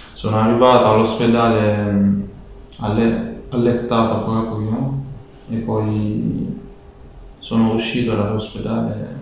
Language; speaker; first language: Italian; non-native, fluent; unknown